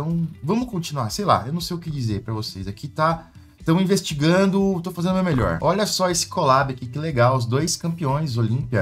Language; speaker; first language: Portuguese; native; Portuguese